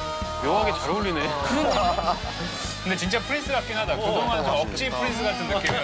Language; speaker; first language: Korean; native; Korean